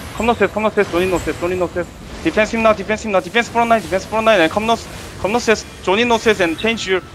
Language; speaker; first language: English; non-native, learner; Korean